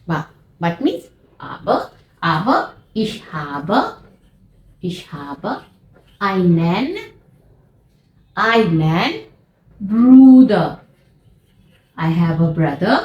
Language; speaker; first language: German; non-native, fluent; Hindi